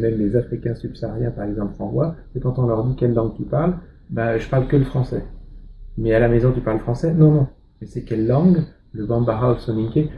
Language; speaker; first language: French; native; French